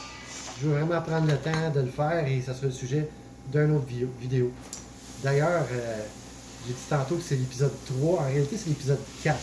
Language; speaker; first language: French; native; French